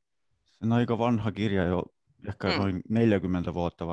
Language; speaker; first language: Finnish; non-native, learner; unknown